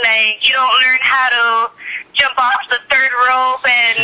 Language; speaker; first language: English; native; English